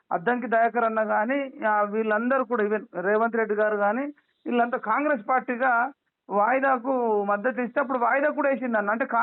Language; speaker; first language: Telugu; native; Telugu